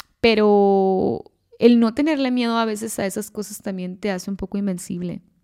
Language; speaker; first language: Spanish; native; Spanish